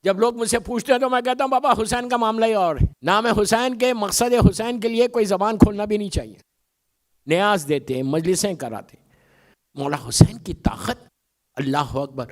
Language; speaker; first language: Urdu; native; Urdu